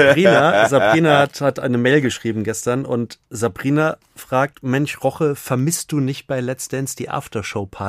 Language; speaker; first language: German; native; German